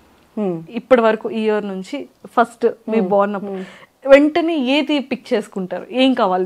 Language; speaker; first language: Telugu; native; Telugu